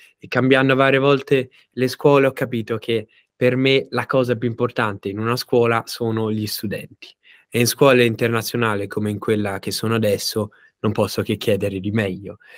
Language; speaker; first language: Italian; native; Italian